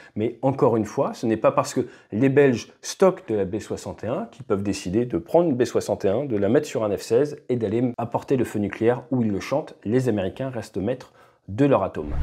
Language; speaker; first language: French; native; French